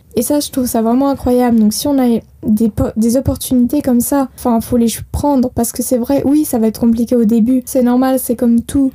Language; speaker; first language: French; native; French